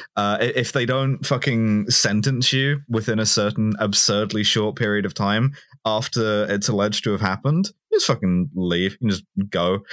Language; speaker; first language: English; native; English